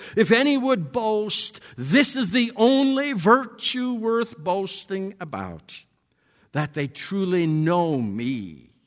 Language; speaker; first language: English; native; English